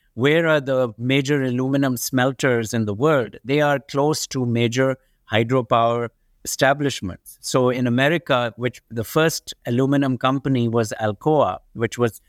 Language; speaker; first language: English; non-native, local second language; Urdu